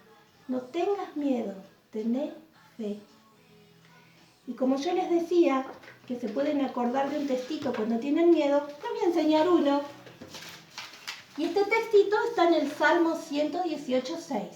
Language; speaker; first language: Spanish; native; Spanish